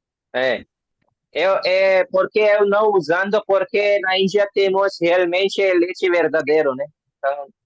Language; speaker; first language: Portuguese; non-native, learner; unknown